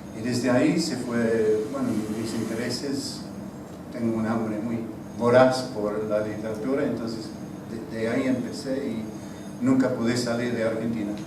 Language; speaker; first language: Spanish; non-native, fluent; English